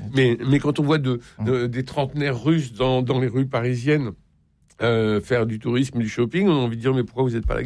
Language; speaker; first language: French; native; French